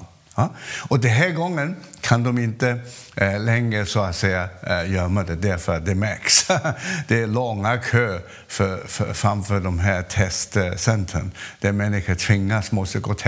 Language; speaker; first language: Swedish; non-native, fluent; Cantonese